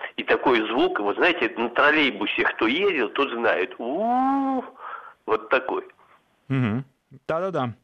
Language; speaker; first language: Russian; native; Russian